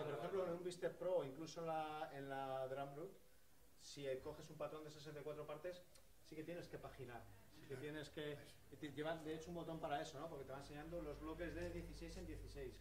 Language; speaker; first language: Spanish; native; Spanish